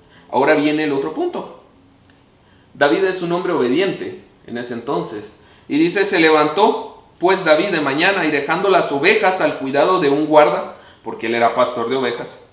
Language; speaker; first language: Spanish; native; Spanish